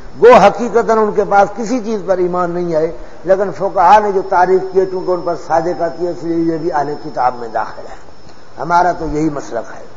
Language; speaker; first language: Urdu; non-native, local second language; Saraiki